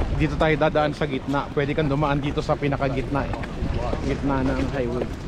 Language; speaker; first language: Filipino; native; Filipino